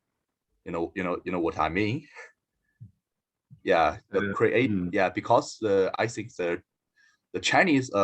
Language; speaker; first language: English; non-native, learner; Chinese